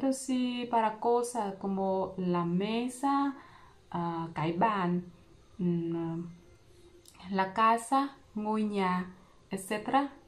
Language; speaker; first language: Spanish; non-native, learner; Vietnamese